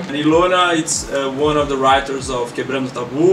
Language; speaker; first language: English; native; English